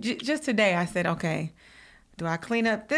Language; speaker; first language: English; native; English